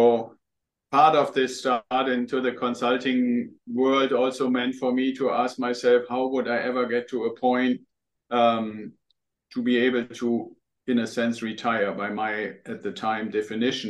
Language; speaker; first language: English; non-native, fluent; German